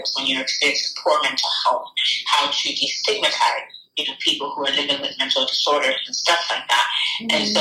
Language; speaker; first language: English; non-native, local second language; Akan